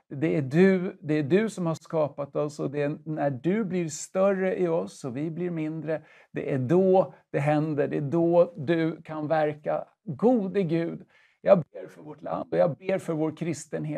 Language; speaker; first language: Swedish; native; Swedish